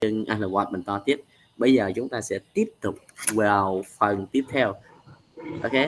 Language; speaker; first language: Vietnamese; non-native, fluent; Khmer